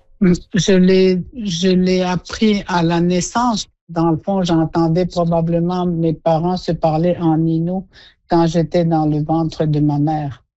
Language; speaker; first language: French; non-native, local second language; Innu-aimun